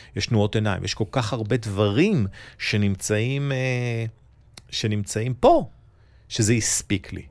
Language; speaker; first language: Hebrew; early bilingual, other home language; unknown